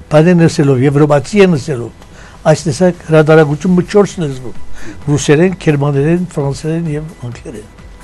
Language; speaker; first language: Armenian; early bilingual, heritage; Armenian